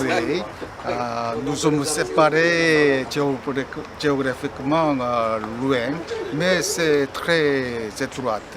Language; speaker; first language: French; non-native, learner; Korean